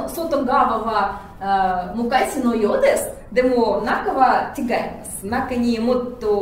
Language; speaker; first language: Japanese; non-native, fluent; Russian